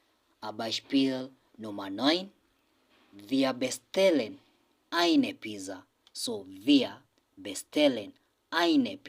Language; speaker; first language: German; non-native, fluent; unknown